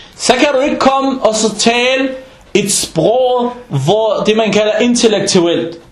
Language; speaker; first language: Danish; non-native, fluent; Arabic